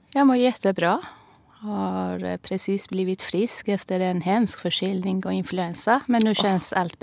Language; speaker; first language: Swedish; non-native, fluent; Persian